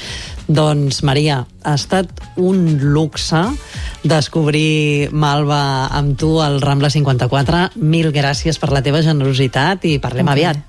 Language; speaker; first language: Catalan; native; Catalan